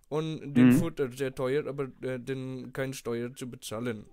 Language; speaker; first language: German; non-native, fluent; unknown